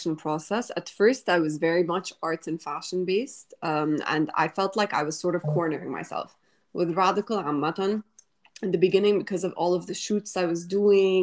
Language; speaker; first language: English; non-native, fluent; Arabic